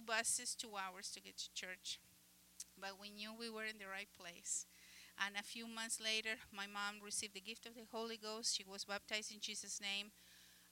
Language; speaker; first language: English; non-native, fluent; Spanish